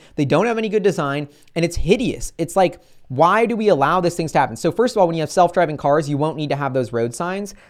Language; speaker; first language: English; native; English